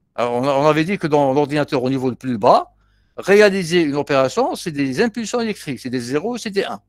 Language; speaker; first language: French; non-native, local second language; Arabic